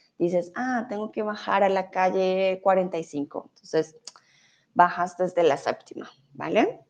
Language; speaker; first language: Spanish; native; Spanish